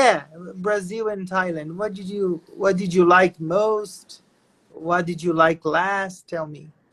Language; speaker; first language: English; non-native, fluent; Portuguese